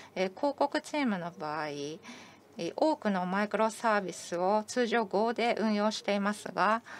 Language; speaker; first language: Japanese; non-native, fluent; English